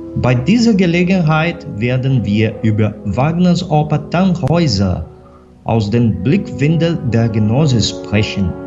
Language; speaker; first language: German; non-native, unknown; Portuguese